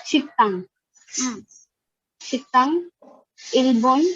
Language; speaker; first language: Korean; non-native, learner; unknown